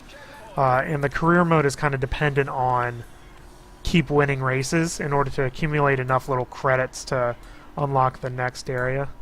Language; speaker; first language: English; native; English